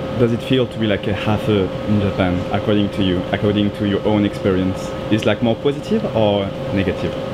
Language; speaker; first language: English; non-native, fluent; French